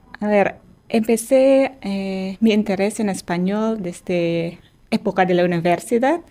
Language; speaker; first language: Spanish; non-native, fluent; Indonesian